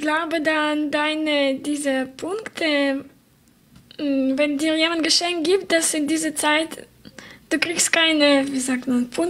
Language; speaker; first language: German; non-native, learner; Russian